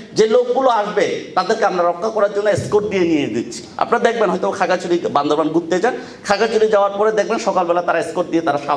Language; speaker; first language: Bangla; non-native, local second language; Chakma